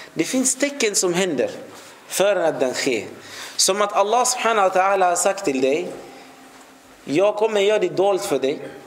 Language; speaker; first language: Swedish; non-native, fluent; Arabic